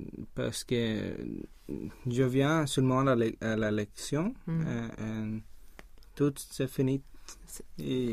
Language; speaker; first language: French; non-native, learner; Spanish